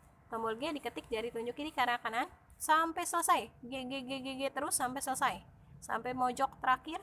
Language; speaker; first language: Indonesian; native; Indonesian